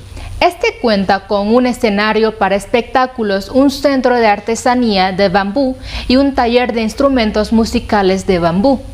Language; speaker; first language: Spanish; non-native, fluent; Indonesian